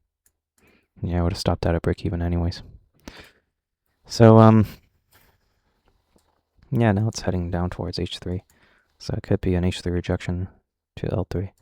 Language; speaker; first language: English; native; English